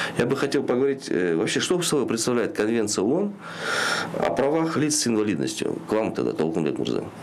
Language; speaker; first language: Russian; non-native, local second language; Kyrgyz